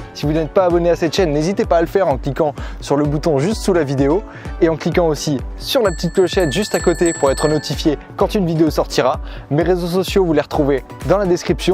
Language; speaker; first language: French; native; French